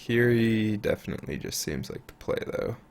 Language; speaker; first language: English; native; English